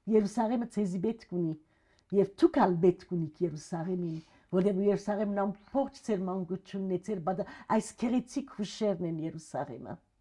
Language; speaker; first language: Armenian; early bilingual, heritage; Armenian